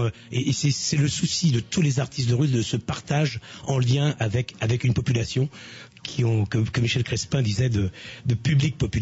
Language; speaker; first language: French; native; French